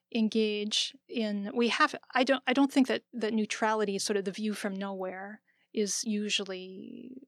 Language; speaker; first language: English; native; English